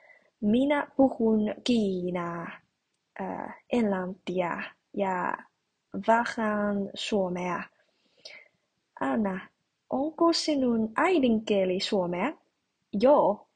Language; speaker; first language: Finnish; non-native, learner; Chinese